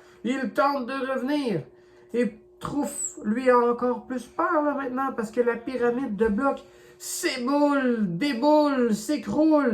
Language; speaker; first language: French; native; French